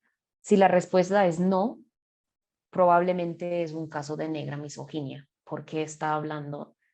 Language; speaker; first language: Spanish; non-native, fluent; English